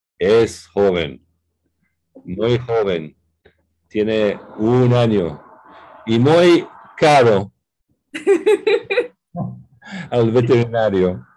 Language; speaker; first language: Spanish; non-native, learner; English